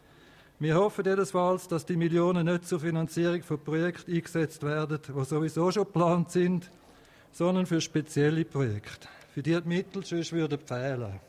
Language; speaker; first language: German; native; German